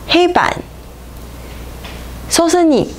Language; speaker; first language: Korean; non-native, fluent; Chinese